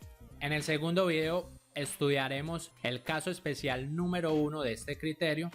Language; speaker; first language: Spanish; native; Spanish